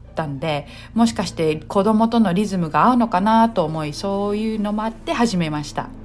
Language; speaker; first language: Japanese; native; Japanese